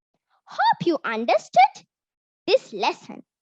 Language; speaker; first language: English; non-native, local second language; Sinhala